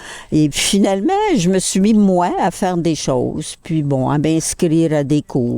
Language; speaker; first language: French; native; French